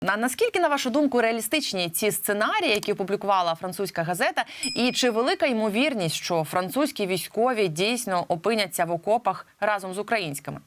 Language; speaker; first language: Ukrainian; native; Ukrainian